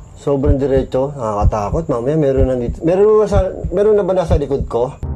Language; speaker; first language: Filipino; native; Filipino